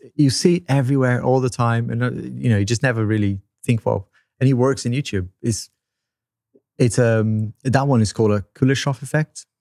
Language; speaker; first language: English; non-native, fluent; Portuguese